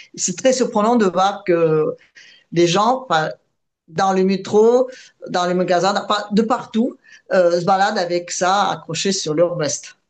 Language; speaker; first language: French; non-native, fluent; Russian